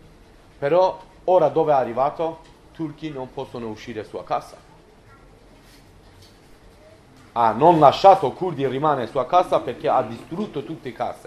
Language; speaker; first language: Italian; non-native, learner; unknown